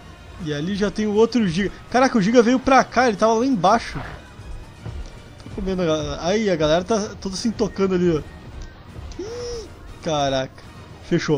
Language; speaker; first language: Portuguese; native; Portuguese